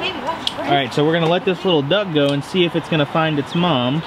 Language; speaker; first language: English; native; English